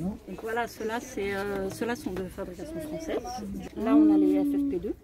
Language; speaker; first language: French; native; French